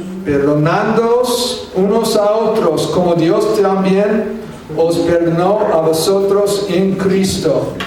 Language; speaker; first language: Spanish; non-native, fluent; English